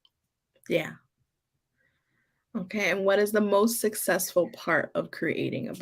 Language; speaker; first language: English; native; English